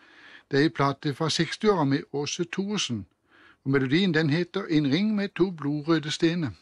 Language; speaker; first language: Norwegian; native; Norwegian